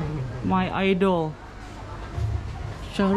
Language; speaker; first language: English; non-native, fluent; Indonesian